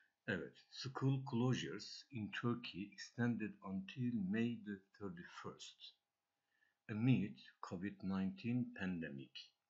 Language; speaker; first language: English; non-native, fluent; Turkish